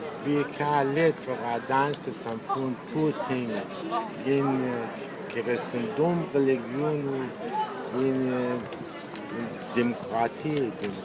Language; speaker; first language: Danish; non-native, learner; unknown